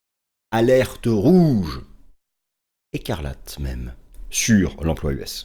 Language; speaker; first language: French; native; French